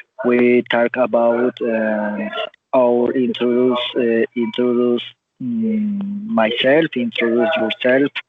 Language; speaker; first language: English; non-native, learner; Spanish